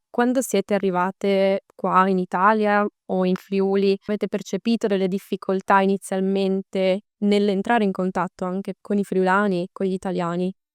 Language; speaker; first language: Italian; native; Italian